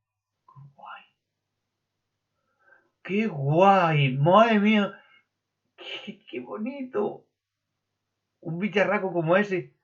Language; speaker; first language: Spanish; native; Spanish